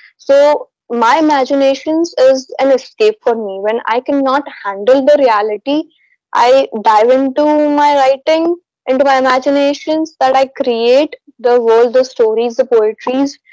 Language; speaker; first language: English; non-native, local second language; Hindi